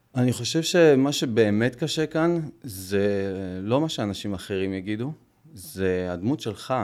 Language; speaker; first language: Hebrew; early bilingual, other home language; Russian